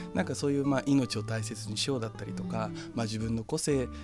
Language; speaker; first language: Japanese; early bilingual, other home language; Portuguese